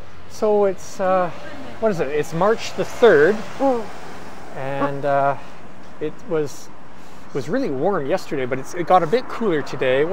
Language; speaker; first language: English; native; English